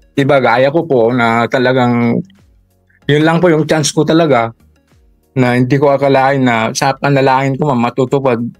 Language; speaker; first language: Filipino; non-native, local second language; Iloko